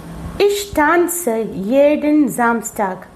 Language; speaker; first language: German; non-native, fluent; Malayalam